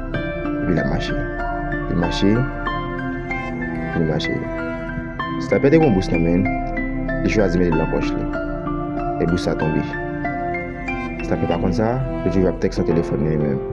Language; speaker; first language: French; non-native, learner; Haitian Creole